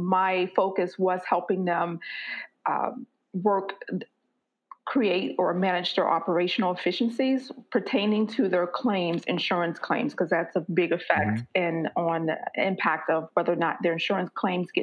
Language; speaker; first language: English; native; English